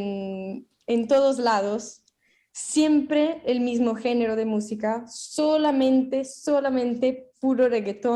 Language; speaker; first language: Spanish; non-native, fluent; Italian